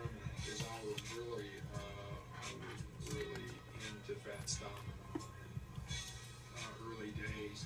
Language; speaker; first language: English; native; English